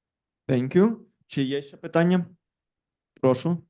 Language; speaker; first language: Ukrainian; native; Ukrainian